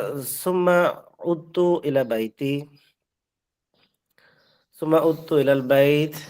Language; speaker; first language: Arabic; non-native, learner; Bangla